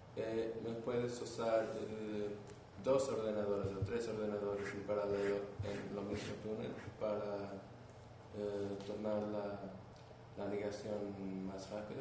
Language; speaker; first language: Spanish; non-native, learner; Portuguese